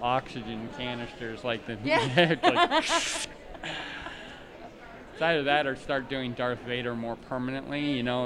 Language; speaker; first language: English; native; English